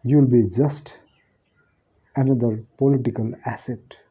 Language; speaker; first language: English; non-native, local second language; Nepali